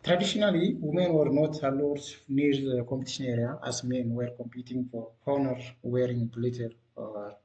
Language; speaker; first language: English; non-native, local second language; Amharic